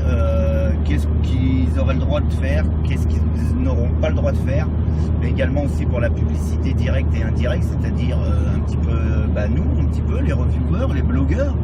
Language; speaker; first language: French; native; French